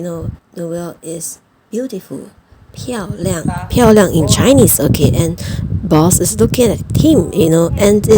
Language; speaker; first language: English; non-native, fluent; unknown